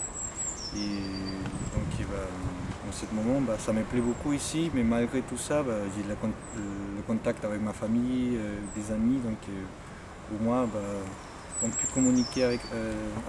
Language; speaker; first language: French; non-native, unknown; Spanish